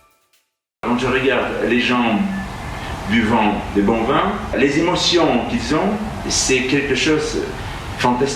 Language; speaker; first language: French; non-native, fluent; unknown